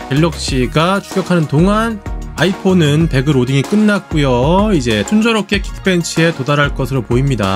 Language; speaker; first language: Korean; native; Korean